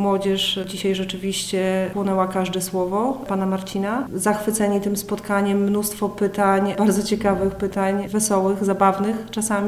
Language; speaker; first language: Polish; native; Polish